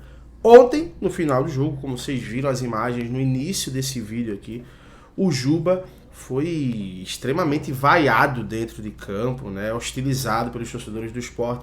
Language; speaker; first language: Portuguese; native; Portuguese